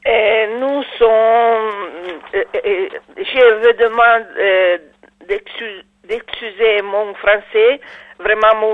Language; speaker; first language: French; non-native, learner; Italian